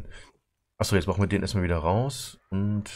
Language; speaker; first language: German; native; German